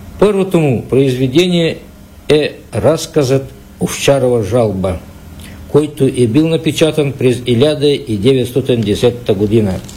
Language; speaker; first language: Bulgarian; early bilingual, heritage; Bulgarian